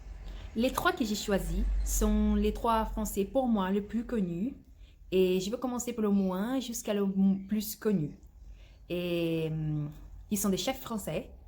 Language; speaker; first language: French; non-native, fluent; Portuguese